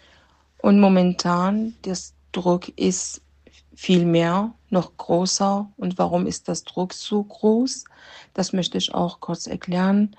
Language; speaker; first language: German; non-native, fluent; Persian